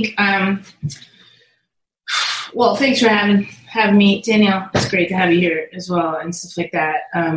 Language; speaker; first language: English; native; English